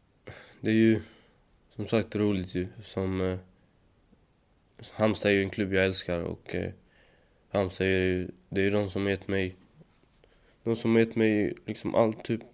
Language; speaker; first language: Swedish; native; Swedish